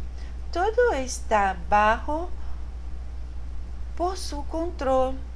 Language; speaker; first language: Spanish; non-native, fluent; Portuguese